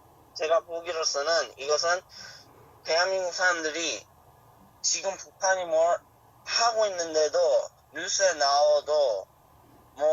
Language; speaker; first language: Korean; early bilingual, heritage; Korean